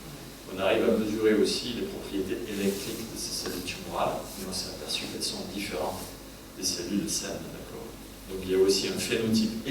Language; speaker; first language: French; native; French